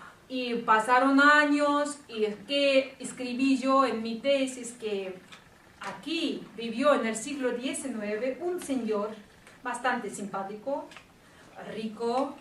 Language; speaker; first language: Spanish; non-native, fluent; Russian